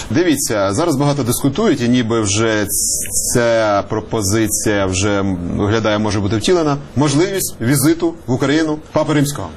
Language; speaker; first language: Ukrainian; native; Ukrainian